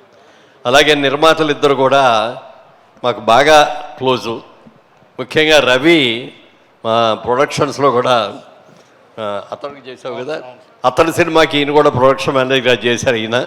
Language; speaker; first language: Telugu; native; Telugu